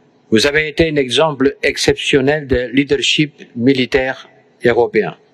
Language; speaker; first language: French; non-native, fluent; Spanish